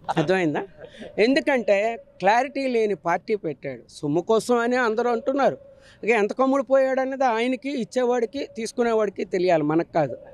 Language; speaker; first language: Telugu; native; Telugu